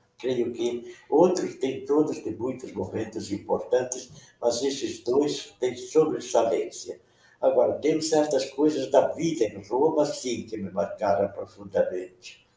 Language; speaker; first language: Portuguese; non-native, local second language; Venetian